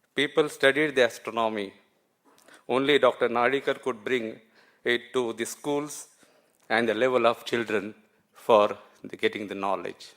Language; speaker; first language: English; non-native, local second language; Marathi